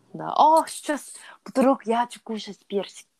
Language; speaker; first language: Russian; non-native, learner; Korean